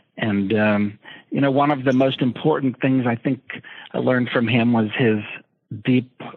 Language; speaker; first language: English; native; English